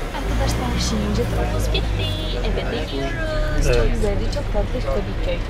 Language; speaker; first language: Turkish; non-native, learner; Russian